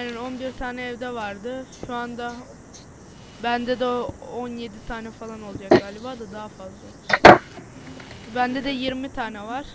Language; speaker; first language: Turkish; native; Turkish